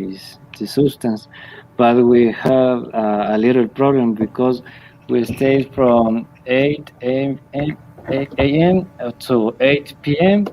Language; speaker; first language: English; non-native, learner; Spanish